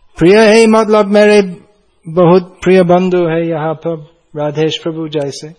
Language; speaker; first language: Hindi; non-native, fluent; English